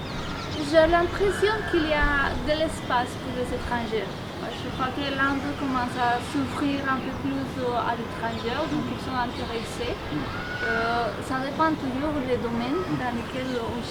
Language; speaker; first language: French; non-native, fluent; Spanish